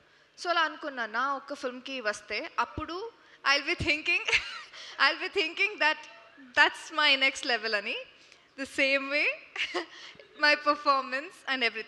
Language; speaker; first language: Telugu; non-native, local second language; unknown